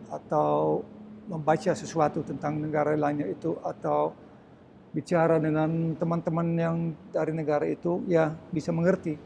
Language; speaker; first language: Indonesian; early bilingual, heritage; Dutch